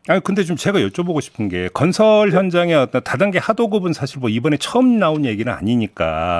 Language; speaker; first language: Korean; native; Korean